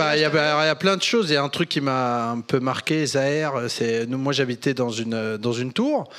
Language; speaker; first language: French; native; French